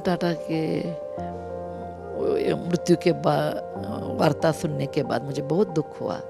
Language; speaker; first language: Hindi; non-native, local second language; Kannada